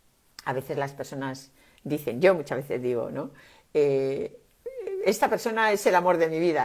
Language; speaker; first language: Spanish; native; Spanish